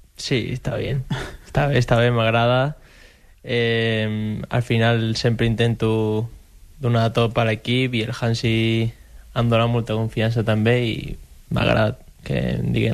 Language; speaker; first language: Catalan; non-native, local second language; Spanish